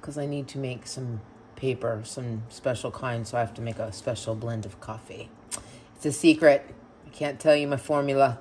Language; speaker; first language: English; native; English